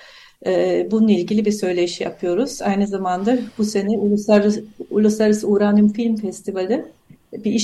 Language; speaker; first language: Turkish; non-native, fluent; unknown